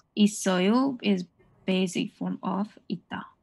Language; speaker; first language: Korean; non-native, fluent; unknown